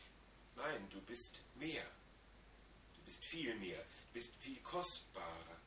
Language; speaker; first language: German; native; German